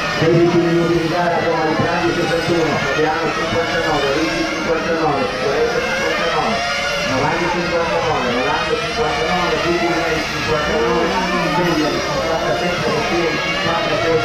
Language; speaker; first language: Italian; native; Italian